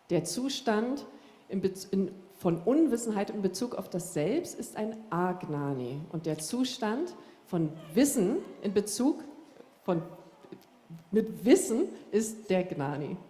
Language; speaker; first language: German; native; German